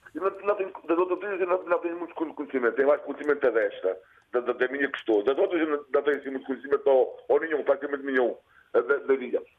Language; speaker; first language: Portuguese; native; Portuguese